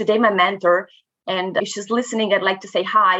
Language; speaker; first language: English; non-native, fluent; Romanian